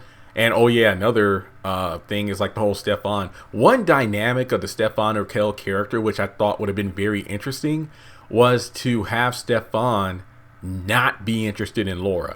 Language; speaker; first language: English; native; English